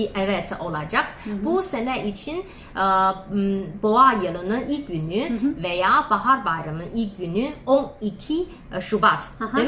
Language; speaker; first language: Turkish; non-native, fluent; Chinese